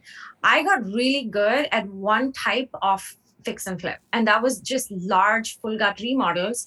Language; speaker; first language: English; non-native, local second language; Hindi